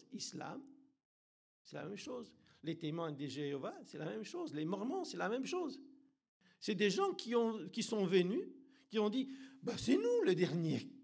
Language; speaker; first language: French; non-native, fluent; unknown